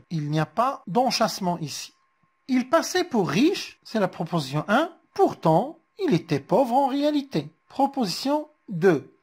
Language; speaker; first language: French; non-native, local second language; Arabic